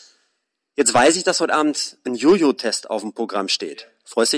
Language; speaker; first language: German; native; German